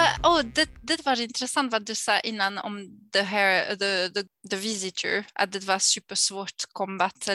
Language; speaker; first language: Swedish; non-native, fluent; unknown